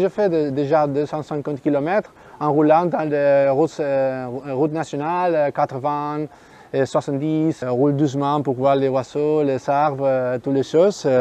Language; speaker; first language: French; non-native, fluent; Spanish